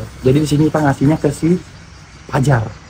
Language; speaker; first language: Malay; native; Malay